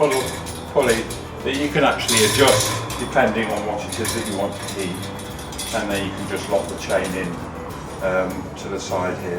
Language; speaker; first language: English; native; English